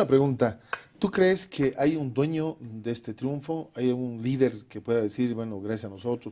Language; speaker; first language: Spanish; native; Spanish